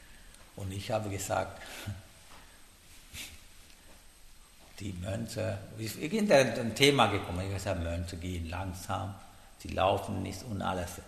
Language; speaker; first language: German; non-native, learner; Sinhala